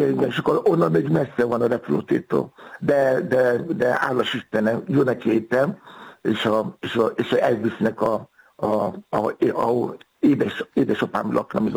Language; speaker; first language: Hungarian; non-native, fluent; Yoruba